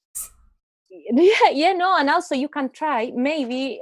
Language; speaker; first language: English; non-native, learner; Spanish